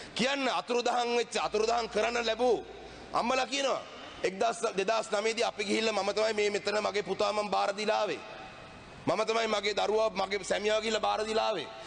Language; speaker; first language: Sinhala; non-native, local second language; Tamil